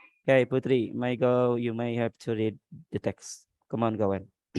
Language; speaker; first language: English; non-native, learner; Indonesian